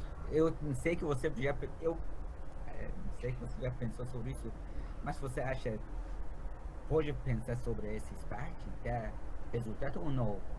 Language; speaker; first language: Portuguese; non-native, fluent; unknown